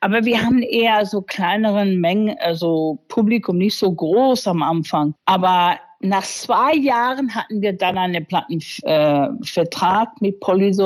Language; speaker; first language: German; non-native, fluent; English